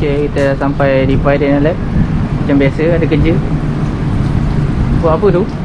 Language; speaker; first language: Malay; native; Malay